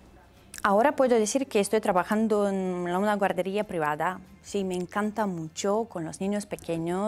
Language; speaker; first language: Spanish; non-native, learner; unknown